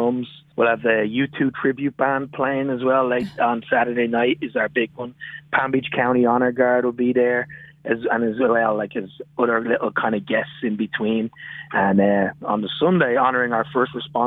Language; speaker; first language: English; native; English